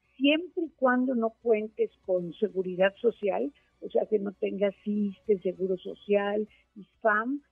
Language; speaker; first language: Spanish; native; Spanish